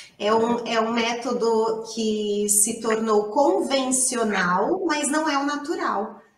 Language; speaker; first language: Portuguese; non-native, fluent; Italian